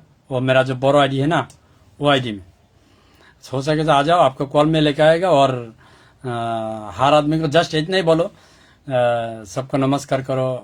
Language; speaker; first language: Hindi; non-native, learner; Bangla